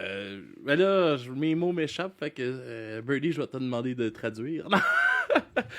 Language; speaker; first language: French; native; French